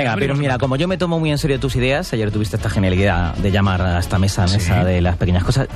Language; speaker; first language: Spanish; native; Spanish